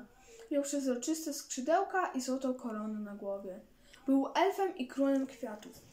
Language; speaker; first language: Polish; native; Polish